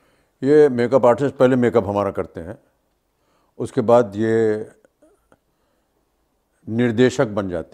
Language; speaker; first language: Hindi; native; Hindi